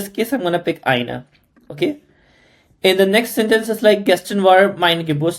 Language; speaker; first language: German; non-native, learner; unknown